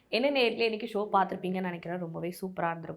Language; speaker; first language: Tamil; native; Tamil